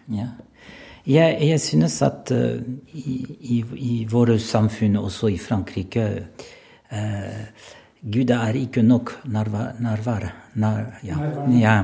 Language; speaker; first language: Norwegian; non-native, learner; French